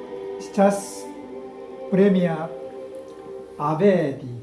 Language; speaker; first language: Russian; non-native, learner; Korean